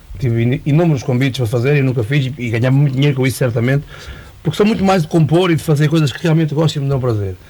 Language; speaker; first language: Portuguese; native; Portuguese